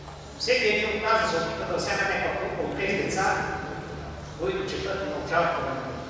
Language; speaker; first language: Bulgarian; non-native, local second language; Turkish